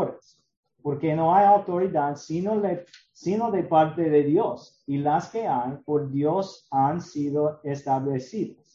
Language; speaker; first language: Spanish; non-native, learner; English